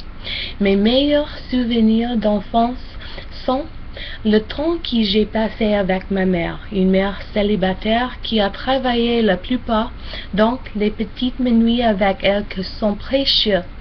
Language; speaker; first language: French; non-native, learner; English